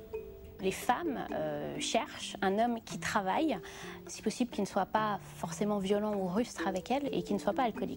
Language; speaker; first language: French; native; French